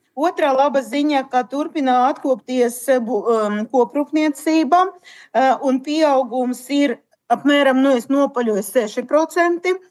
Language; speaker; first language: Latvian; non-native, local second language; Russian